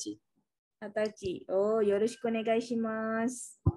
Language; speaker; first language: Japanese; non-native, fluent; Malay